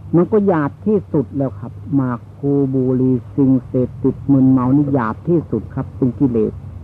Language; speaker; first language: Thai; non-native, local second language; Northeastern Thai